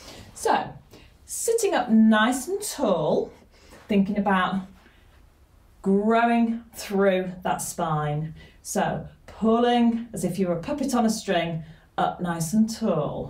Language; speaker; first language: English; native; English